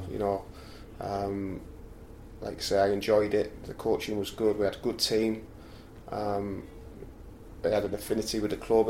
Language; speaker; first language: English; native; English